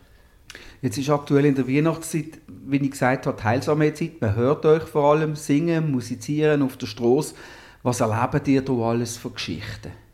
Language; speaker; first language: German; native; German